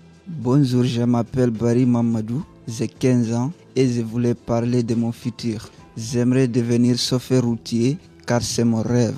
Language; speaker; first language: French; non-native, learner; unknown